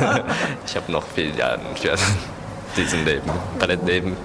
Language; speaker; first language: German; non-native, learner; Japanese